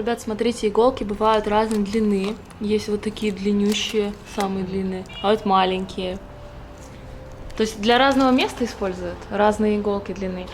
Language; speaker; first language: Russian; native; Russian